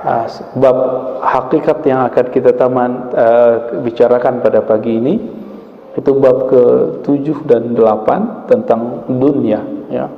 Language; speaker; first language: Indonesian; native; Indonesian